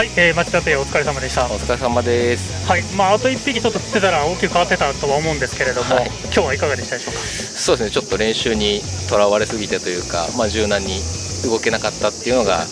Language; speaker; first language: Japanese; native; Japanese